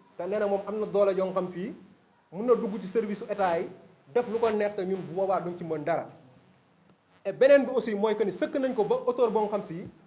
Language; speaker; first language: Wolof; native; Wolof